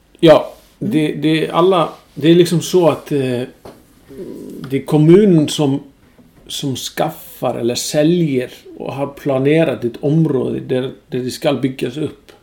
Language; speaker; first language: Swedish; non-native, fluent; Icelandic